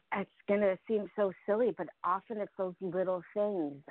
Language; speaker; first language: English; early bilingual, other home language; Russian